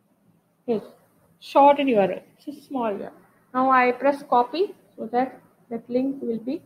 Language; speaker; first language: English; non-native, local second language; Tamil